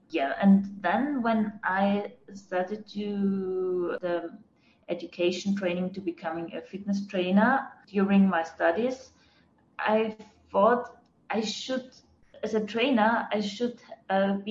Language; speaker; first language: English; non-native, fluent; German